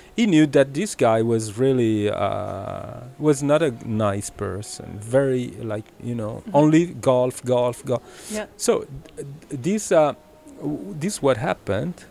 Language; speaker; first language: English; early bilingual, heritage; Italian